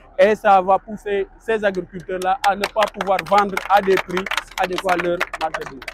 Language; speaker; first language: French; non-native, local second language; Wolof